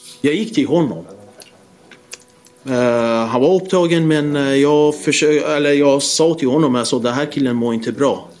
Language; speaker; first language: Swedish; non-native, fluent; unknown